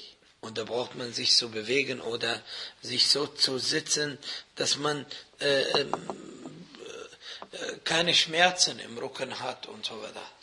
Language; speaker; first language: German; non-native, fluent; Arabic